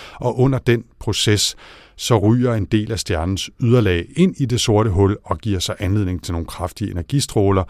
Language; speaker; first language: Danish; native; Danish